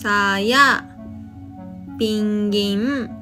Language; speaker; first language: Indonesian; non-native, learner; Japanese